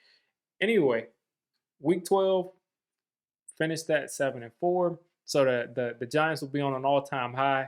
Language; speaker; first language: English; native; English